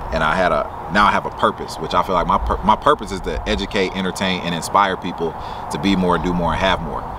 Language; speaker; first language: English; native; English